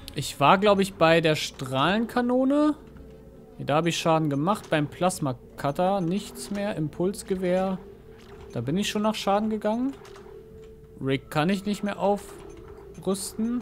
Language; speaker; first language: German; native; German